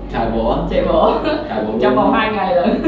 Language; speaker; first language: Vietnamese; native; Vietnamese